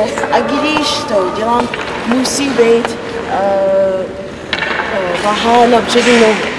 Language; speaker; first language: Czech; non-native, learner; English